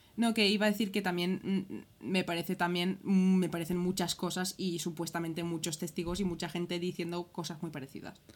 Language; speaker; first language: Spanish; early bilingual, other home language; English